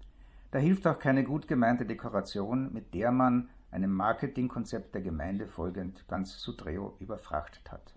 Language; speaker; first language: German; native; German